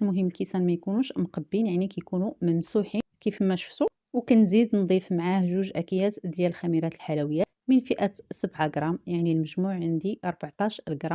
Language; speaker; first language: Arabic; native; Arabic